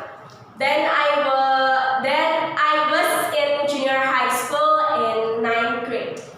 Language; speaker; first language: English; non-native, learner; Indonesian